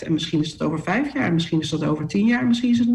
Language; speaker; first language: Dutch; native; Dutch